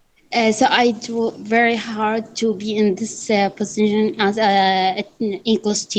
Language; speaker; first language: English; non-native, learner; Arabic